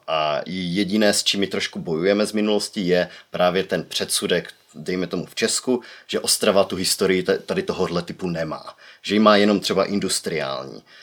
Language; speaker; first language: Czech; native; Czech